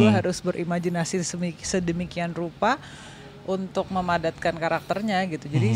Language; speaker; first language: Indonesian; native; Indonesian